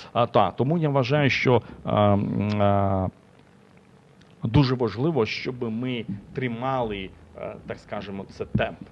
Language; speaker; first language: Ukrainian; non-native, local second language; Russian